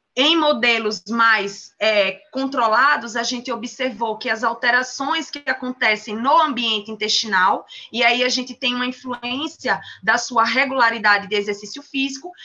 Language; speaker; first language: Portuguese; native; Portuguese